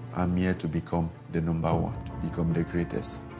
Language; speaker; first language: English; non-native, local second language; French